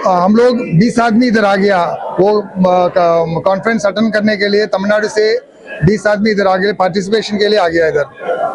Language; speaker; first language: Hindi; non-native, local second language; Tamil